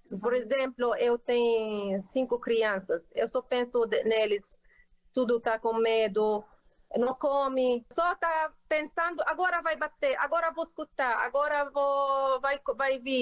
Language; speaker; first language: Portuguese; non-native, fluent; Arabic